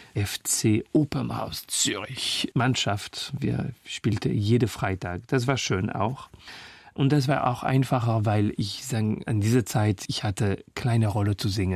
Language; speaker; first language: German; non-native, fluent; French